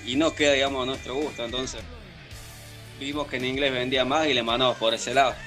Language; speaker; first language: Spanish; native; Spanish